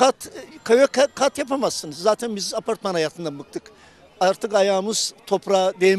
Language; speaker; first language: Turkish; native; Turkish